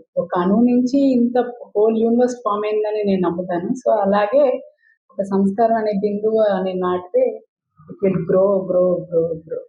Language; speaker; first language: Telugu; native; Telugu